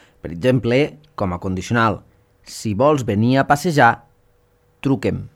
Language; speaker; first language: Catalan; native; Catalan